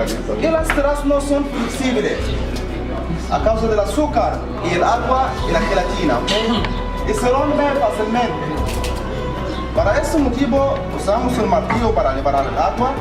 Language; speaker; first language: Spanish; non-native, learner; Arabic